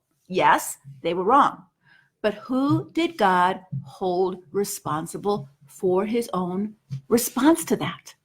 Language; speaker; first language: English; native; English